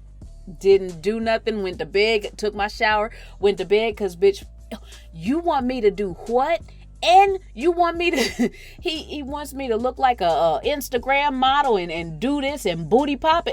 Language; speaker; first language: English; native; English